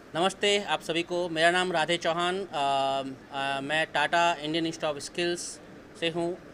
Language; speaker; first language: Hindi; native; Hindi